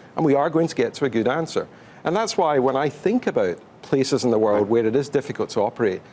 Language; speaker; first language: English; native; English